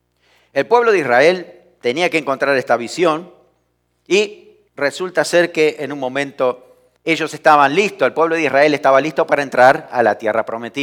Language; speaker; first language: Spanish; native; Spanish